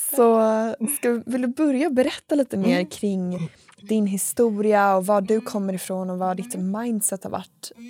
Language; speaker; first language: Swedish; native; Swedish